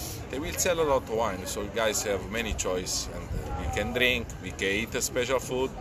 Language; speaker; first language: English; non-native, learner; Italian